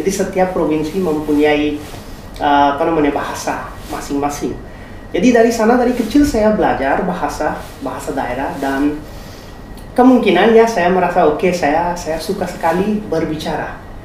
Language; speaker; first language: Indonesian; non-native, fluent; Hindi